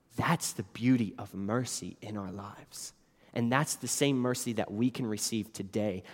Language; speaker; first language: English; native; English